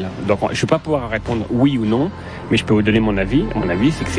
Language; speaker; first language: French; native; French